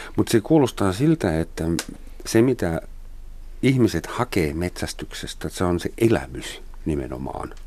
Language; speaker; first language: Finnish; non-native, fluent; German